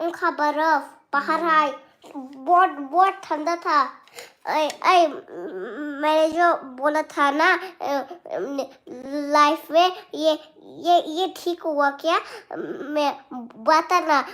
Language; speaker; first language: Hindi; non-native, local second language; Kok Borok